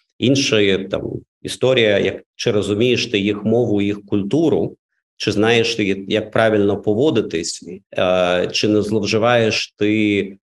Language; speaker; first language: Ukrainian; non-native, local second language; Russian